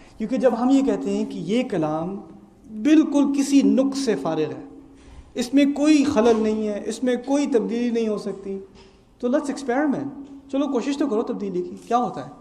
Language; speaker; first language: Urdu; early bilingual, heritage; Urdu